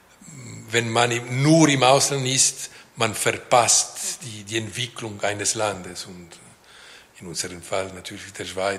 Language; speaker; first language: German; non-native, local second language; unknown